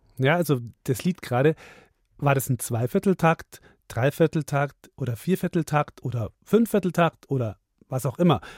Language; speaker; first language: German; native; German